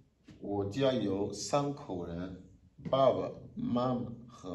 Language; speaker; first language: Chinese; non-native, learner; French